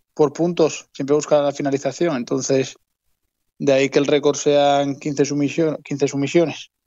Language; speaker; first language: Spanish; native; Spanish